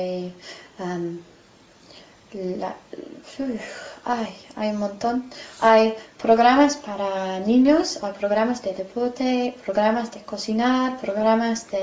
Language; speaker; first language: Spanish; non-native, fluent; English